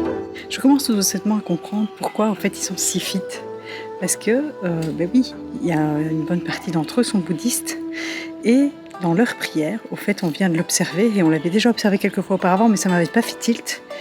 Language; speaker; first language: French; native; French